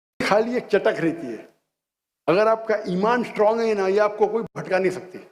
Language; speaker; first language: Hindi; non-native, local second language; Konkani